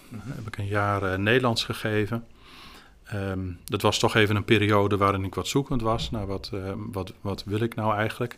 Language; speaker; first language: Dutch; native; Dutch